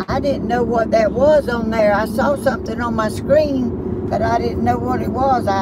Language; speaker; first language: English; native; English